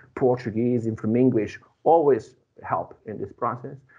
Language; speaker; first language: English; non-native, fluent; Portuguese